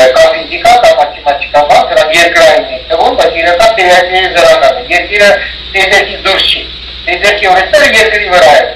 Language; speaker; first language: Armenian; early bilingual, heritage; Armenian